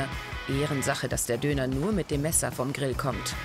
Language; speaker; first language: German; native; German